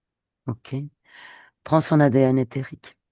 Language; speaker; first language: French; native; French